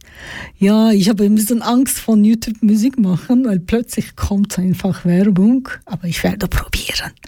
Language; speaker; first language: German; non-native, learner; Georgian